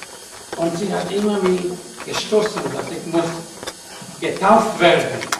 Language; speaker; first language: German; non-native, learner; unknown